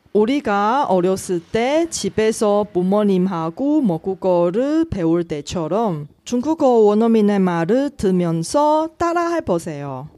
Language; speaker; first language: Korean; non-native, fluent; Chinese